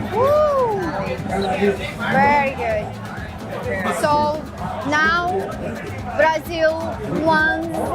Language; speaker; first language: English; non-native, learner; Portuguese